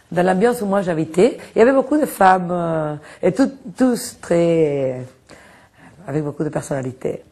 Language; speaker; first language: French; non-native, fluent; Spanish